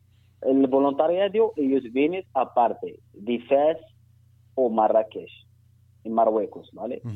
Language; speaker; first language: Spanish; non-native, learner; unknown